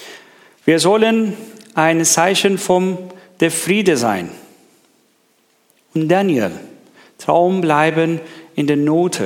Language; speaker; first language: German; non-native, learner; Persian